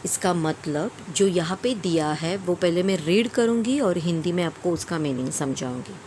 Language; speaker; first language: Hindi; non-native, local second language; Marathi